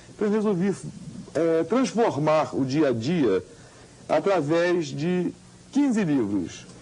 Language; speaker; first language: Portuguese; native; Portuguese